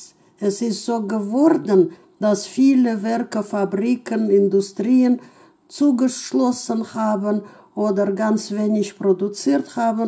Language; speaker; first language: German; non-native, fluent; Russian